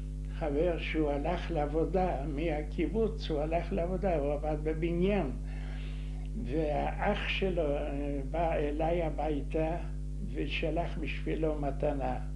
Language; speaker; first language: Hebrew; non-native, fluent; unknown